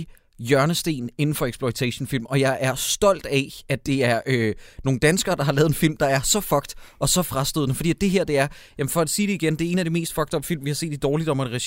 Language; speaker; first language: Danish; native; Danish